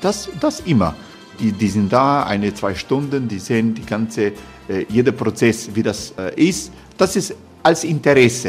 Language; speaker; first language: German; non-native, learner; Croatian